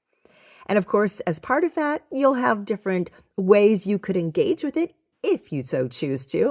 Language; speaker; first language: English; native; English